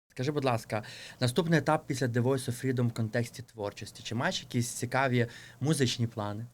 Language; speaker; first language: Ukrainian; native; Ukrainian